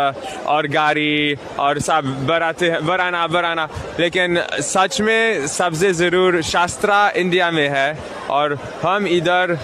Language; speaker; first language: Hindi; non-native, learner; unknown